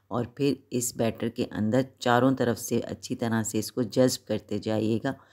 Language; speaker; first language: Hindi; native; Hindi